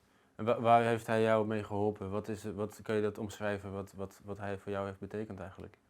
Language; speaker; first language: Dutch; native; Dutch